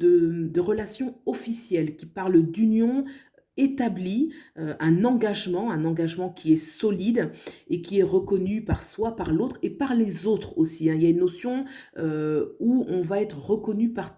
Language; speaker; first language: French; native; French